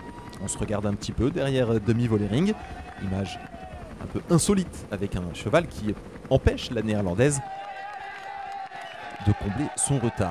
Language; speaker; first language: French; native; French